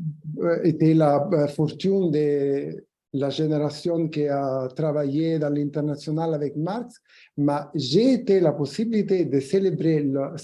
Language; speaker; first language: French; non-native, fluent; Italian